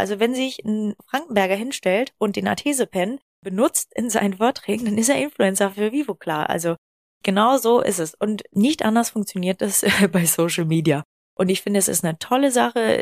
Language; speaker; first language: German; native; German